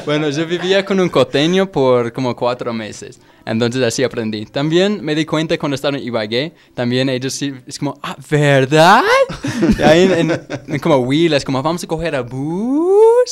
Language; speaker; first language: Spanish; non-native, fluent; English